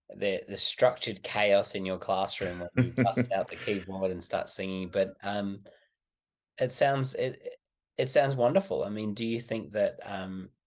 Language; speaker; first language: English; native; English